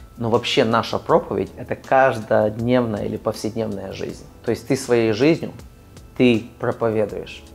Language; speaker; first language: Russian; early bilingual, other home language; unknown